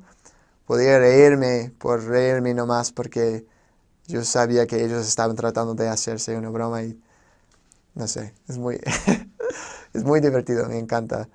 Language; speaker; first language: Spanish; non-native, fluent; English